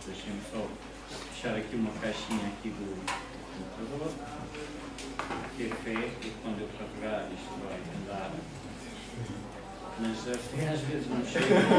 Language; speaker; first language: Portuguese; native; Portuguese